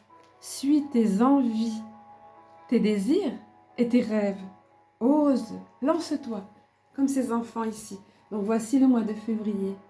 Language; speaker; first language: French; native; French